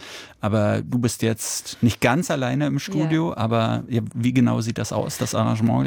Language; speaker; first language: German; native; German